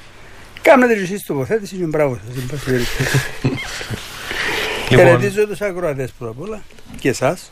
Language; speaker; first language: Greek; native; Greek